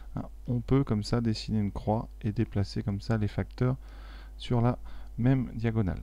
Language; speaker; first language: French; native; French